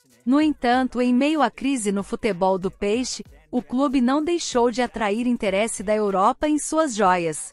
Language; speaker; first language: Portuguese; native; Portuguese